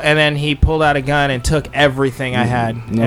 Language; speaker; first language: English; non-native, fluent; French